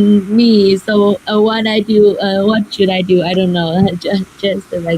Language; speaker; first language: English; non-native, learner; Chinese